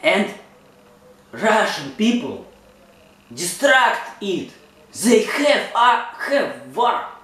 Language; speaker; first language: English; non-native, learner; Russian